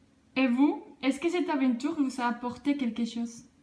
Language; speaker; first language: French; non-native, fluent; Spanish